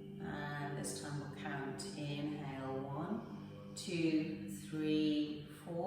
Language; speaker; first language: English; native; English